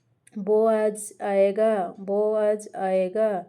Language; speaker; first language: Hindi; non-native, local second language; Odia